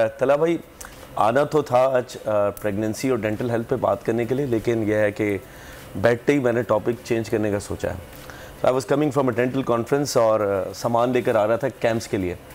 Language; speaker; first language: Urdu; native; Urdu